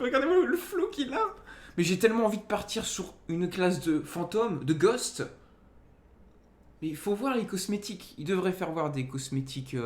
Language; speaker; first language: French; native; French